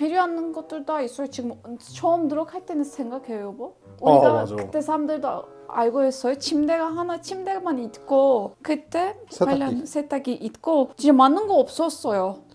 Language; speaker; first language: Korean; non-native, learner; Turkish